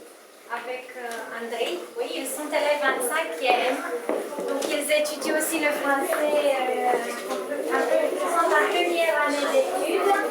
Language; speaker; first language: French; non-native, fluent; Romanian